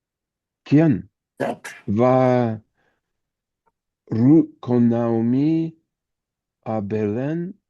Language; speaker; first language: Spanish; non-native, fluent; English